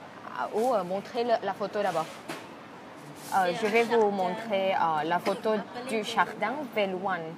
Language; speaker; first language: French; non-native, fluent; Thai